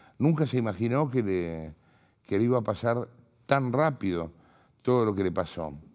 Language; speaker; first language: Spanish; native; Spanish